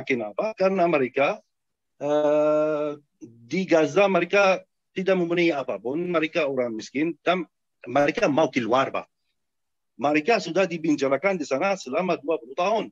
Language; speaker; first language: Indonesian; non-native, fluent; Arabic